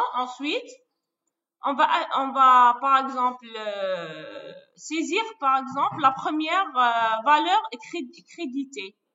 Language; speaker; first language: French; non-native, local second language; Arabic